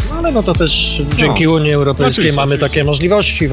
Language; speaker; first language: Polish; native; Polish